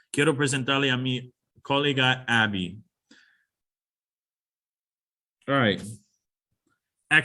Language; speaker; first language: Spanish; non-native, fluent; English